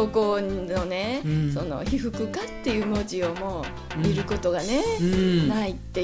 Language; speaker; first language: Japanese; native; Japanese